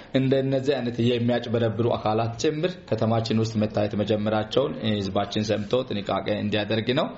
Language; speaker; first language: Amharic; non-native, local second language; Sidamo